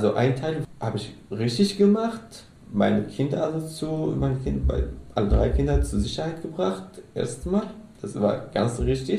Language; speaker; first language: German; non-native, learner; Arabic